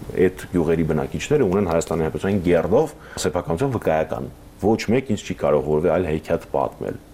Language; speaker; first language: Armenian; native; Armenian